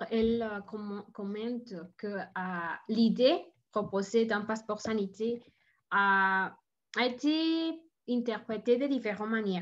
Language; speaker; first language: French; non-native, learner; Spanish